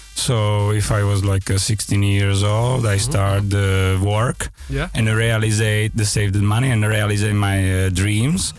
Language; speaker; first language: English; non-native, fluent; Czech